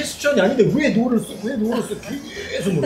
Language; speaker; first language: Korean; native; Korean